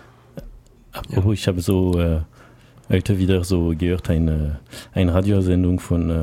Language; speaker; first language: German; non-native, learner; French